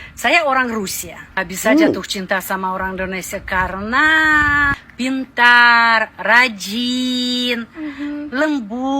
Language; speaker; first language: Indonesian; non-native, fluent; Russian